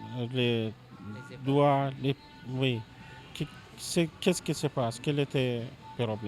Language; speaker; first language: French; non-native, learner; Persian